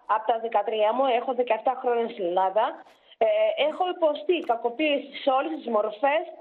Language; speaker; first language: Greek; early bilingual, other home language; Russian